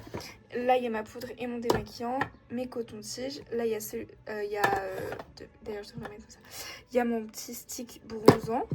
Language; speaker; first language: French; native; French